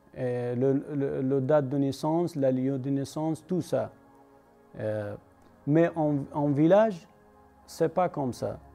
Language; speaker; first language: French; non-native, learner; Persian